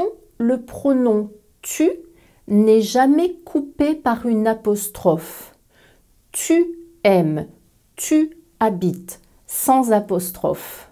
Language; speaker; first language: French; native; French